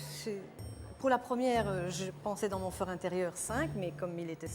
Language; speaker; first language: French; non-native, fluent; Italian